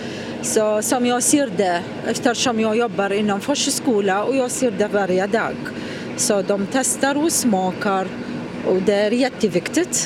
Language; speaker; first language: Swedish; non-native, learner; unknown